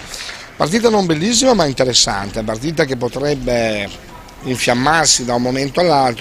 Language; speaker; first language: Italian; native; Italian